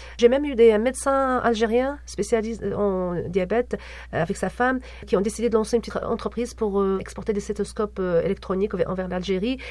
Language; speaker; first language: French; non-native, local second language; Arabic